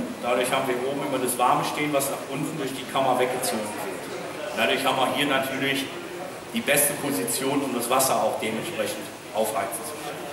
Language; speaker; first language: German; native; German